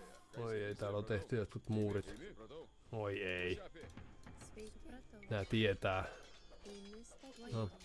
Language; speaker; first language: Finnish; native; Finnish